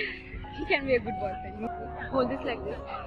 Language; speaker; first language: English; non-native, local second language; Hindi